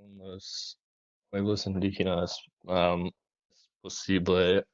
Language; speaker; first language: Spanish; non-native, learner; English